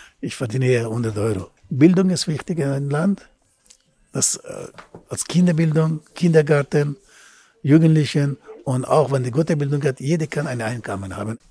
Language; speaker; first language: German; non-native, learner; Persian